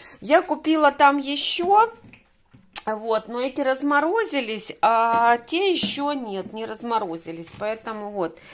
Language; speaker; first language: Russian; native; Russian